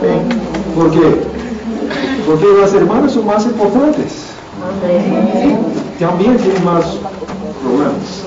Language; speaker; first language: Spanish; non-native, learner; English